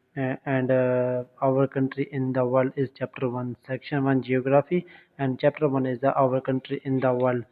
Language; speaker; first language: English; non-native, local second language; Urdu